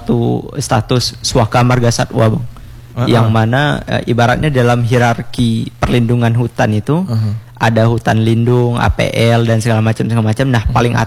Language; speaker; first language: Indonesian; non-native, local second language; Minangkabau